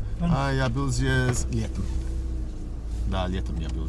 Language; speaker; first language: Russian; non-native, learner; English